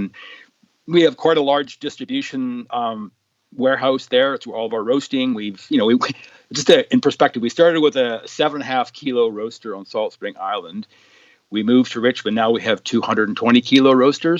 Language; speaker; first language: English; native; English